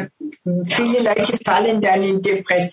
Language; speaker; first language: German; non-native, fluent; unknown